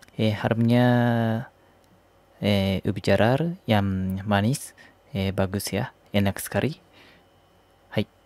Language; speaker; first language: Japanese; native; Japanese